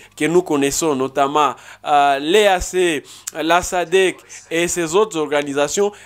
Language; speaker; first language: French; non-native, local second language; Swahili